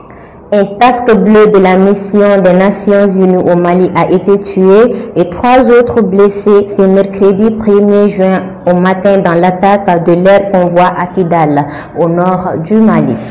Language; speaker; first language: French; non-native, local second language; Bambara